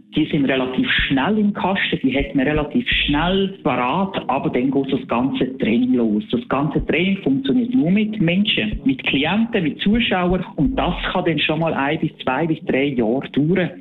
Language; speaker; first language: German; native; German